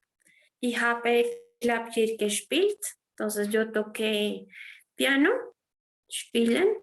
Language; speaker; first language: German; non-native, fluent; Spanish